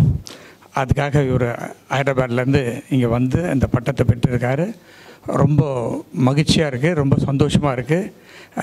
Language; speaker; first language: Tamil; native; Tamil